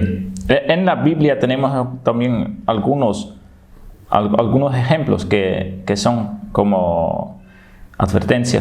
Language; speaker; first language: Spanish; non-native, fluent; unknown